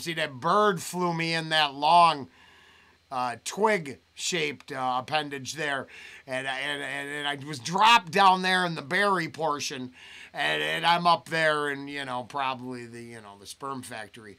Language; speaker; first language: English; native; English